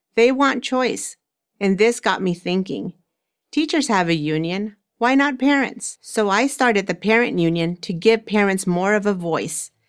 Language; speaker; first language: English; early bilingual, other home language; Spanish